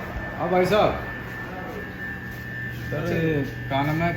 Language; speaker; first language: Hindi; non-native, learner; Malayalam